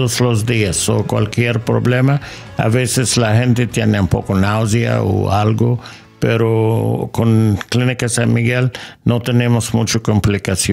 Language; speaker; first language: Spanish; non-native, fluent; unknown